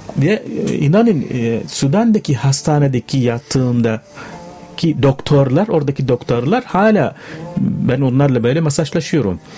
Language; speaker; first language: Turkish; non-native, fluent; Arabic